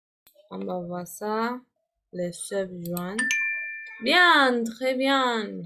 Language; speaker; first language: French; non-native, fluent; Spanish